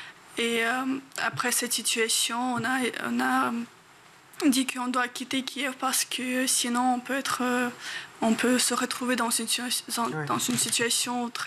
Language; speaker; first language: French; non-native, fluent; Ukrainian